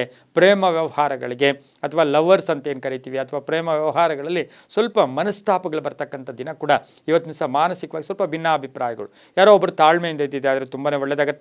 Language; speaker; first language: Kannada; native; Kannada